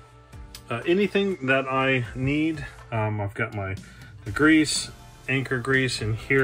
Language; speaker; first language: English; native; English